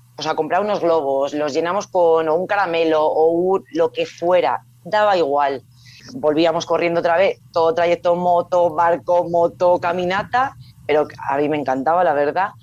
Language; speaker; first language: Spanish; native; Spanish